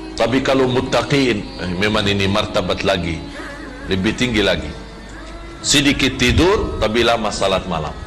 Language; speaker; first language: Malay; non-native, fluent; Arabic